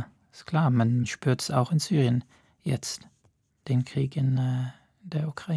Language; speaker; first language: German; non-native, fluent; Arabic